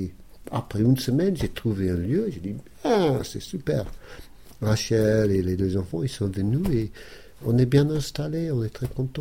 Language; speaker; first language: French; non-native, fluent; English